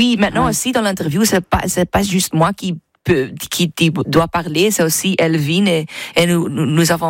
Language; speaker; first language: French; non-native, local second language; Dutch